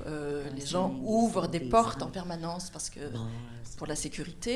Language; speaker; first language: French; native; French